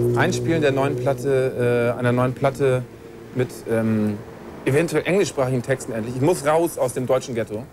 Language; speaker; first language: German; native; German